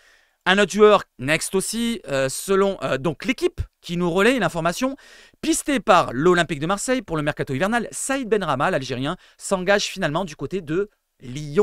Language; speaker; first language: French; native; French